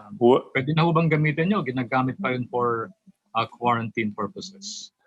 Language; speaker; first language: Filipino; native; Filipino